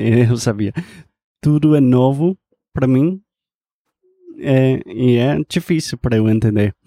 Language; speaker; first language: Portuguese; non-native, fluent; English